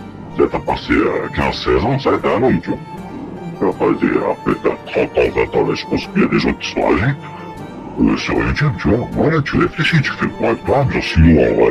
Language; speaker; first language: French; native; French